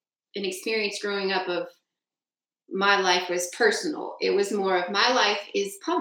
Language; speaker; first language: English; native; English